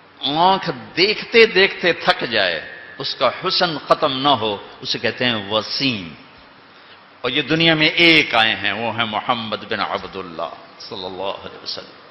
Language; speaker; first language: Urdu; non-native, local second language; Punjabi